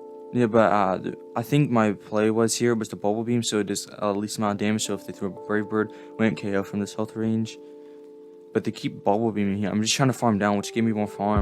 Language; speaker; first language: English; native; English